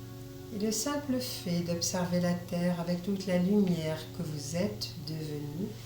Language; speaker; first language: French; native; French